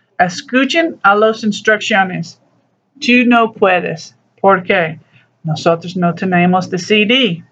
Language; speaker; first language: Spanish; non-native, learner; English